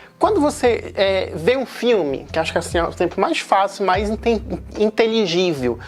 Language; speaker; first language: Portuguese; native; Portuguese